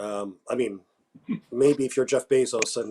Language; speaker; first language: English; native; English